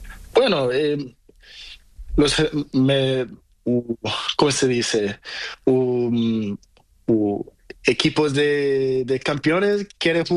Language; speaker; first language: Spanish; non-native, learner; Portuguese